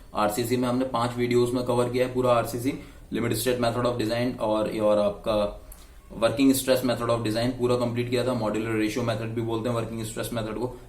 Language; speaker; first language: Hindi; native; Hindi